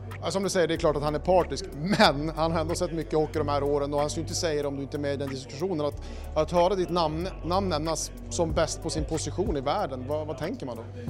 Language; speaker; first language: Swedish; native; Swedish